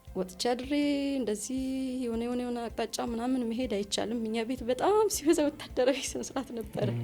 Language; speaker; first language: Amharic; native; Amharic